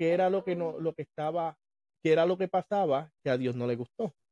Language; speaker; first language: Spanish; native; Spanish